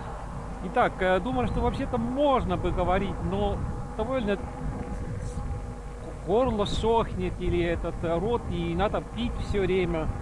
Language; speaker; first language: Russian; non-native, local second language; Estonian